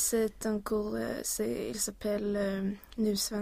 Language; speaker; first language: French; non-native, learner; Swedish